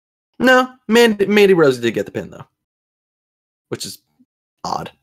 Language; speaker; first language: English; native; English